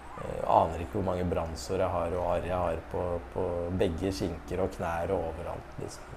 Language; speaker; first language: Norwegian; early bilingual, other home language; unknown